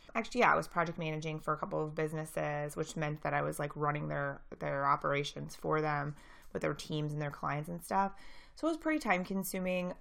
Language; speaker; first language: English; native; English